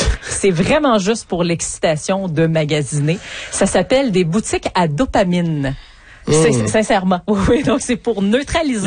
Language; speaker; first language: French; native; French